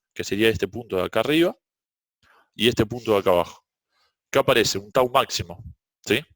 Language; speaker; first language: Spanish; native; Spanish